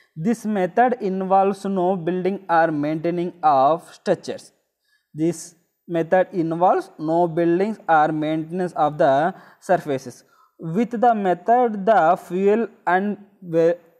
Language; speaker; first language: English; non-native, local second language; Telugu